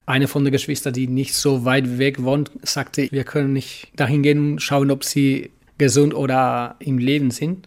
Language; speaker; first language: German; non-native, fluent; Spanish